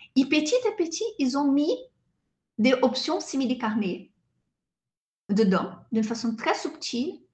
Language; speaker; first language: French; non-native, fluent; Portuguese